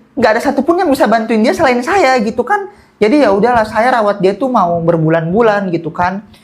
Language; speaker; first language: Indonesian; native; Indonesian